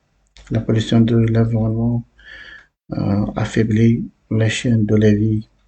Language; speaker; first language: French; non-native, learner; Uzbek